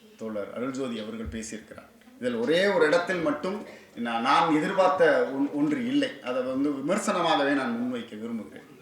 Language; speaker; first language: Tamil; native; Tamil